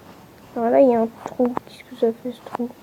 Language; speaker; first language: French; native; French